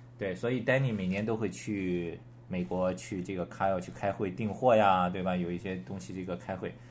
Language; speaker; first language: Chinese; native; Chinese